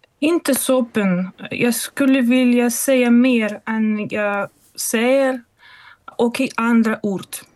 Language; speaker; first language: Swedish; non-native, fluent; Russian